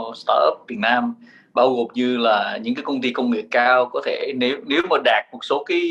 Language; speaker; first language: Vietnamese; native; Vietnamese